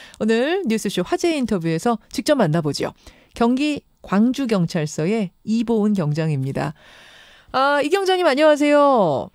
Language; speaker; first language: Korean; native; Korean